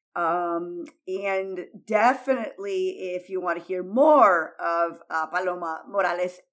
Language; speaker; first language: English; early bilingual, heritage; Spanish